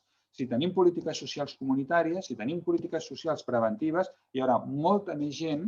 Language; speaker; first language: Catalan; native; Catalan